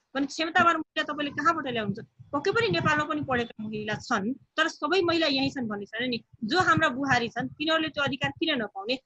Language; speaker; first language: Nepali; non-native, local second language; Bhojpuri